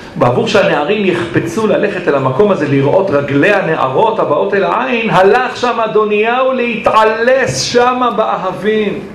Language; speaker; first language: Hebrew; native; Hebrew